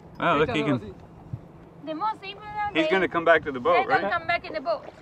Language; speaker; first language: English; non-native, learner; Italian